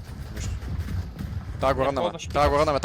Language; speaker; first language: Bulgarian; native; Bulgarian